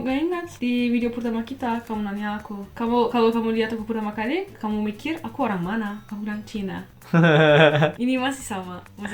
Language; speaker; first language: Indonesian; non-native, fluent; Turkish